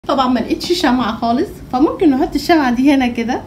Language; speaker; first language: Arabic; native; Arabic